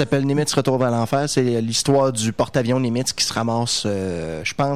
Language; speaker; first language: French; native; French